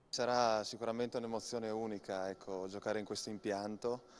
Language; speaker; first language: Italian; native; Italian